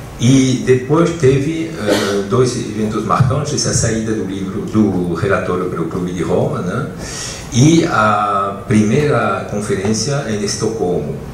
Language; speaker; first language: Portuguese; non-native, fluent; French